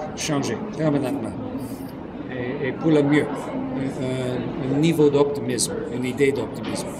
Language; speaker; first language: French; non-native, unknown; English